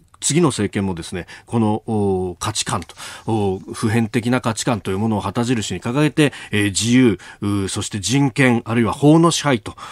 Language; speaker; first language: Japanese; native; Japanese